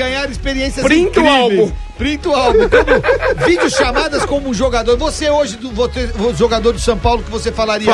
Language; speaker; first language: Portuguese; native; Portuguese